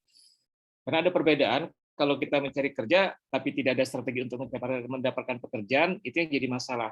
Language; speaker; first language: Indonesian; native; Indonesian